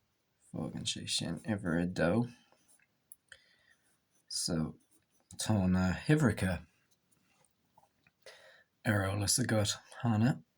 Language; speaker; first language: Irish; non-native, local second language; English